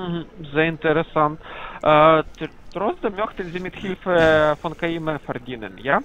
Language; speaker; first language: German; non-native, fluent; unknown